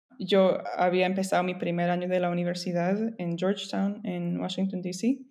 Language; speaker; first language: Spanish; non-native, fluent; English